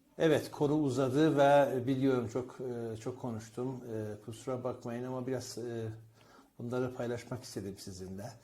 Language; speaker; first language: Turkish; non-native, fluent; Persian